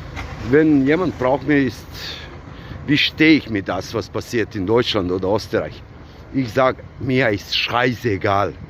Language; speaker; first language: German; non-native, learner; Serbian